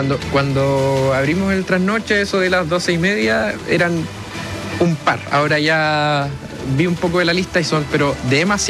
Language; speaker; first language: Spanish; native; Spanish